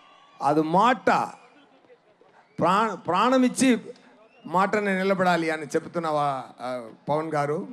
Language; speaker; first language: Telugu; non-native, local second language; Tamil